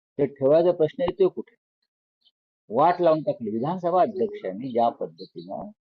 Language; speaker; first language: Marathi; native; Marathi